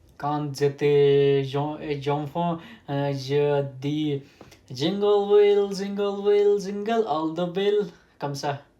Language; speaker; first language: French; non-native, learner; Nepali